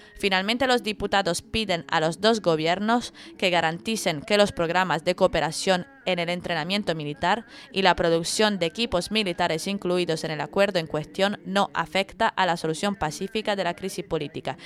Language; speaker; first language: Spanish; non-native, fluent; Italian